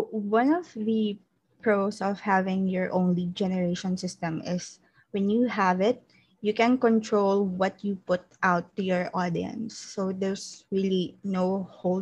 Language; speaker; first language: English; non-native, local second language; Filipino